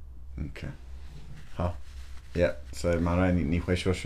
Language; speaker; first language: Chinese; non-native, learner; English